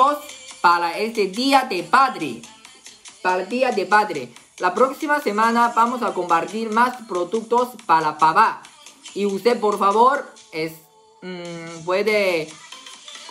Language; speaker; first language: Spanish; non-native, learner; Chinese